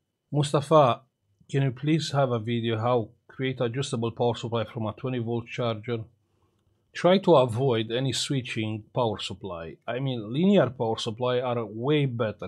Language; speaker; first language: English; non-native, fluent; Romanian